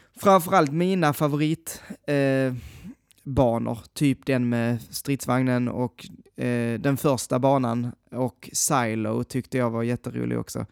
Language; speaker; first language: Swedish; native; Swedish